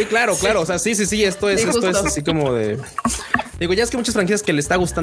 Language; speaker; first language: Spanish; native; Spanish